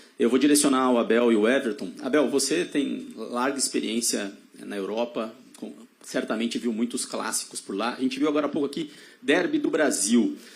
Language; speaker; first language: Portuguese; native; Portuguese